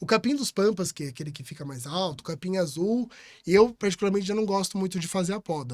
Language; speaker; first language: Portuguese; native; Portuguese